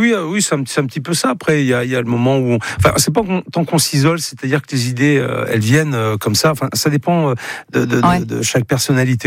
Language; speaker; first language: French; native; French